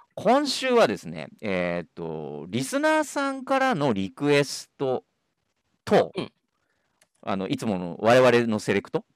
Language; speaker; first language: Japanese; native; Japanese